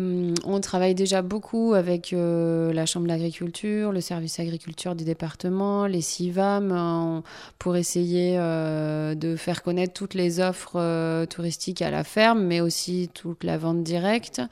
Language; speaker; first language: French; native; French